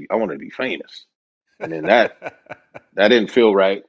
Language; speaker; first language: English; native; English